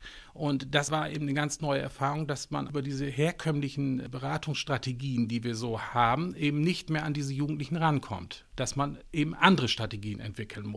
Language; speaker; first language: German; native; German